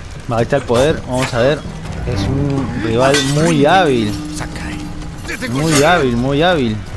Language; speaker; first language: Spanish; native; Spanish